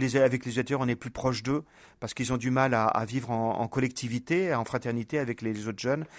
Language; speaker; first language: French; native; French